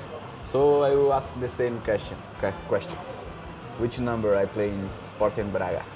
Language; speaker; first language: English; non-native, learner; Portuguese